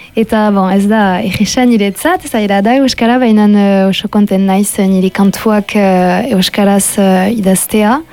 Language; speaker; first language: Basque; non-native, local second language; French